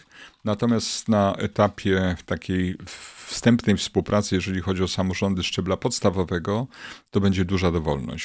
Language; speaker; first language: Polish; native; Polish